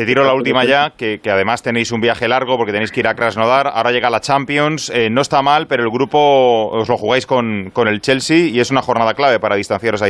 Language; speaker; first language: Spanish; native; Spanish